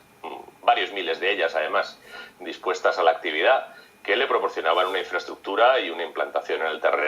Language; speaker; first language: Spanish; native; Spanish